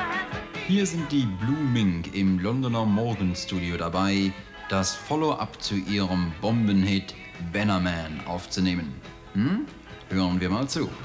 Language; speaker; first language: German; native; German